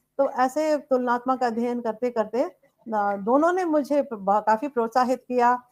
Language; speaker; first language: Hindi; non-native, local second language; Tamil